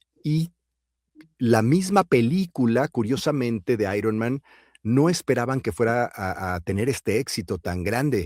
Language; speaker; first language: Spanish; native; Spanish